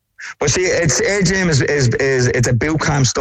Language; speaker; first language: English; native; English